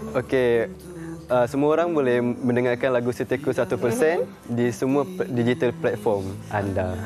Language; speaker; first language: Malay; native; Malay